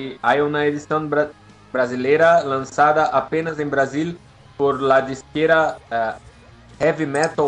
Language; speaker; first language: Spanish; non-native, learner; Portuguese